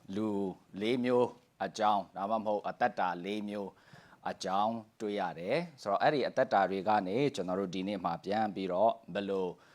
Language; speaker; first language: Burmese; non-native, local second language; Tedim Chin